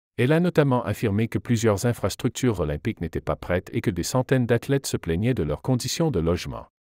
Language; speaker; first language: French; native; French